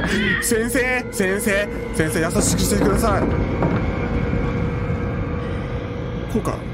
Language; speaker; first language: Japanese; native; Japanese